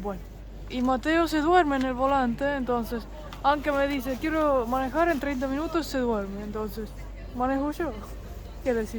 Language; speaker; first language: Spanish; non-native, fluent; Polish